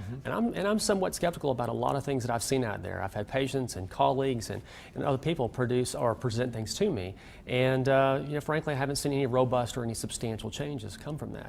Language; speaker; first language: English; native; English